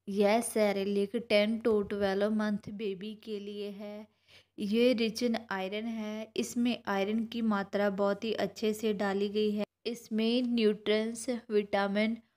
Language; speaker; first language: Hindi; non-native, local second language; Punjabi